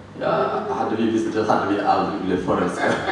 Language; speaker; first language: Norwegian; non-native, fluent; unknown